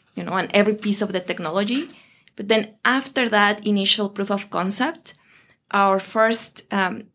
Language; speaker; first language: English; non-native, fluent; Spanish